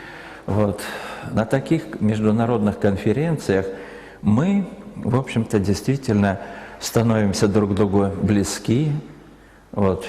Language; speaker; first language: Russian; native; Russian